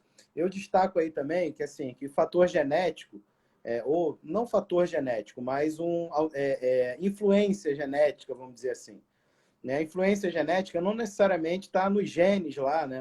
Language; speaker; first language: Portuguese; native; Portuguese